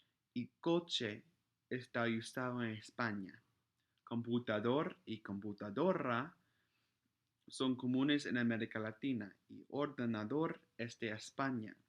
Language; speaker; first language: Spanish; non-native, fluent; English